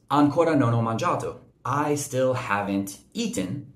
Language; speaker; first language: Italian; non-native, fluent; English